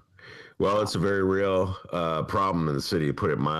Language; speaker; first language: English; native; English